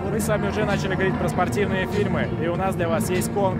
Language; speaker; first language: Russian; native; Russian